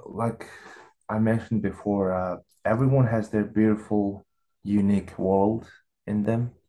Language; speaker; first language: English; non-native, fluent; Mongolian